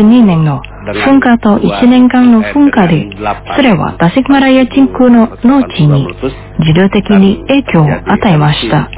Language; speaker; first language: Japanese; non-native, fluent; Indonesian